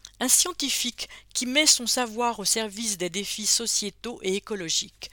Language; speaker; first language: French; native; French